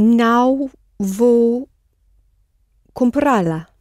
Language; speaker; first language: Portuguese; non-native, learner; English